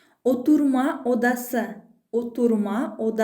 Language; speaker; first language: Turkish; non-native, fluent; Kazakh